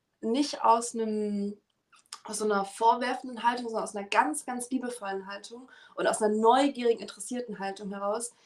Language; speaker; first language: German; native; German